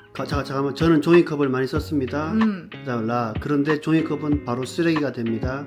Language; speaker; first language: Korean; native; Korean